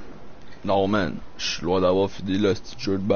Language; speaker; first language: French; native; French